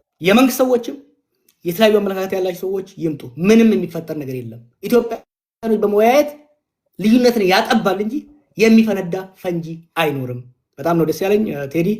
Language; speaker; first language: Amharic; non-native, local second language; Oromo